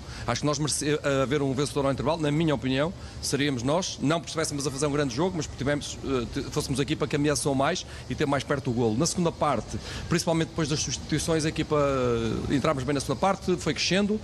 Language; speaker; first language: Portuguese; native; Portuguese